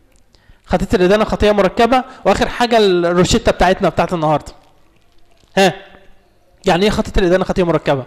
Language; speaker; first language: Arabic; native; Arabic